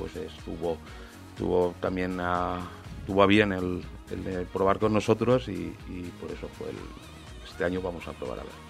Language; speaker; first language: Spanish; native; Spanish